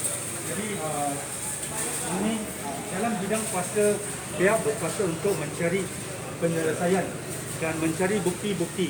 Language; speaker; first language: Malay; native; Malay